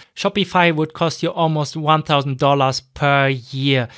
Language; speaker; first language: English; non-native, fluent; German